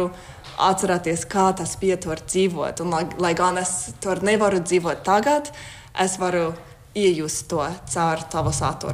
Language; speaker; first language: Latvian; non-native, fluent; English